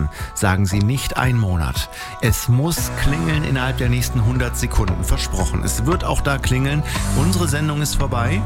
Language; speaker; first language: German; native; German